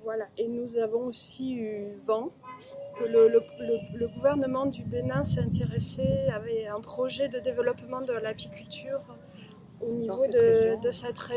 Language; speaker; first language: French; native; French